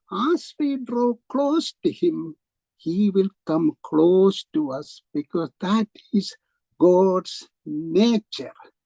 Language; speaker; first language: English; non-native, local second language; Malayalam